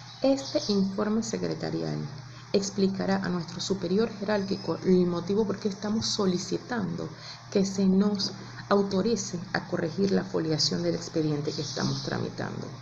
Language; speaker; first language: Spanish; native; Spanish